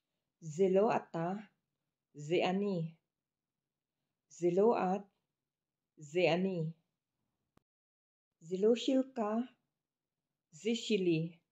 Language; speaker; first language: Hebrew; non-native, fluent; Filipino